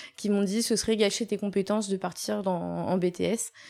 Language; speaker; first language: French; native; French